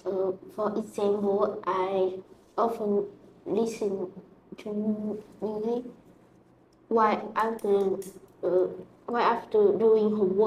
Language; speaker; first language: English; non-native, learner; Vietnamese